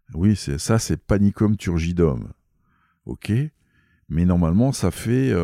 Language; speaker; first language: French; native; French